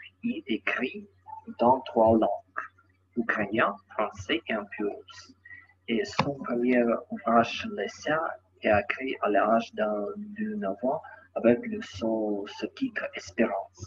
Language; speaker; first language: French; non-native, learner; Ukrainian